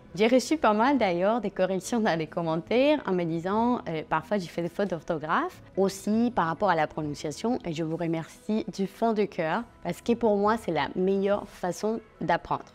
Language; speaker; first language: French; non-native, fluent; Spanish